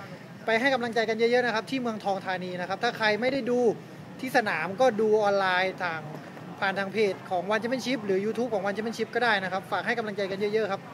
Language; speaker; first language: Thai; native; Thai